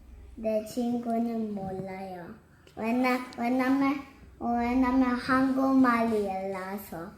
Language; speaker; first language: Korean; early bilingual, other home language; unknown